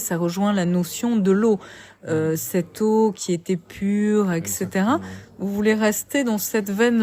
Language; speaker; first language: French; native; French